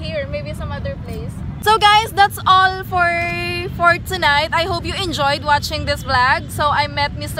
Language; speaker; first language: English; non-native, local second language; Filipino